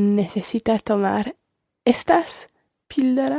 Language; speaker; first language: Spanish; non-native, learner; English